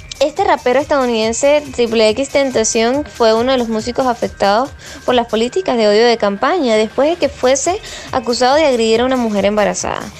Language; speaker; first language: Spanish; native; Spanish